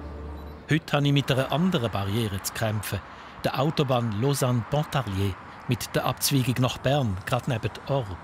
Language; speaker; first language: German; native; German